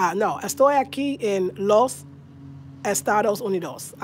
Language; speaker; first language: Spanish; non-native, learner; English